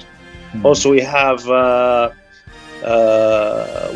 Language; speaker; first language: English; non-native, fluent; Arabic